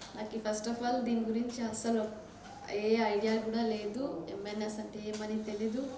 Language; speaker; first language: Telugu; non-native, local second language; Kannada